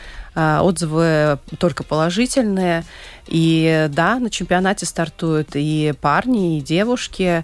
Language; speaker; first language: Russian; native; Russian